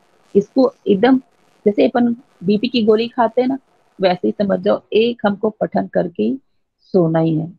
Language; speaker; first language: Hindi; native; Hindi